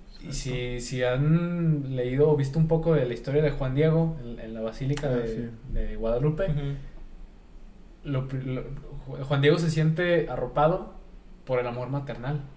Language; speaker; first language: Spanish; native; Spanish